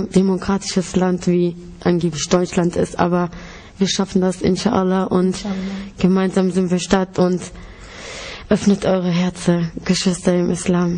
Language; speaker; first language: German; early bilingual, other home language; Greek